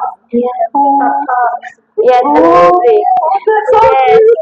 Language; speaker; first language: English; non-native, learner; Japanese